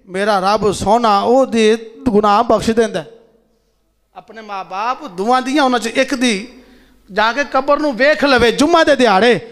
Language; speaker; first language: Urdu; non-native, local second language; Punjabi